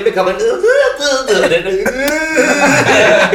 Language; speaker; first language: English; native; English